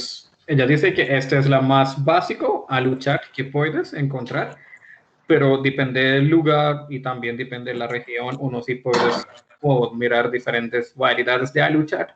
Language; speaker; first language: Spanish; non-native, fluent; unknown